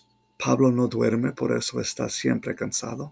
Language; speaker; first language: Spanish; non-native, fluent; English